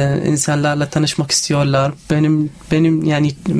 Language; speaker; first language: Turkish; non-native, learner; Arabic